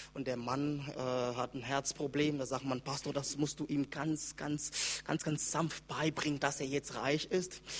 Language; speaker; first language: German; native; German